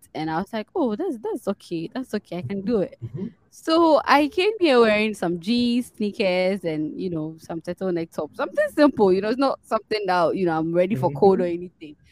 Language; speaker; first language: English; non-native, local second language; Akan